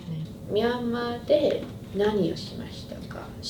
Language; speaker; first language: Japanese; non-native, learner; English